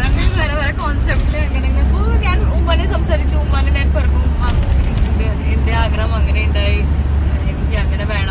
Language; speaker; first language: Malayalam; non-native, learner; Hindi